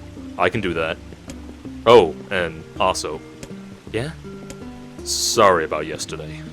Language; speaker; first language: English; native; English